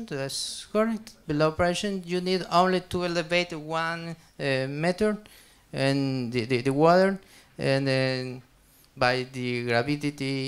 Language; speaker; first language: English; non-native, learner; Spanish